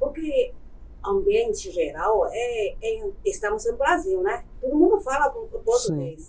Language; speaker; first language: Portuguese; non-native, learner; Chinese